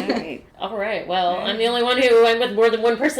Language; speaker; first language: English; native; English